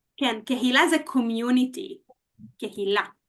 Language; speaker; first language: Hebrew; native; Hebrew